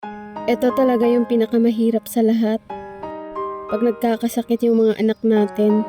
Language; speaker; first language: Filipino; native; Filipino